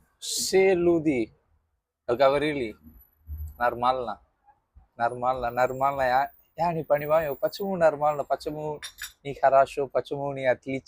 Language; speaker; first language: Russian; non-native, learner; Tamil